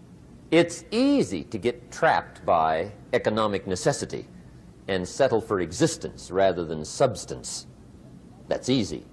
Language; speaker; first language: English; native; English